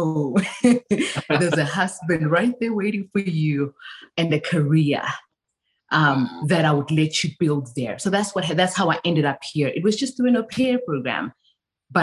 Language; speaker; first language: English; non-native, local second language; Zulu